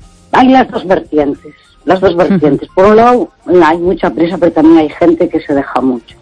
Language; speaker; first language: Spanish; native; Spanish